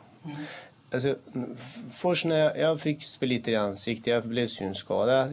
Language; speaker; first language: Swedish; non-native, fluent; Kurdish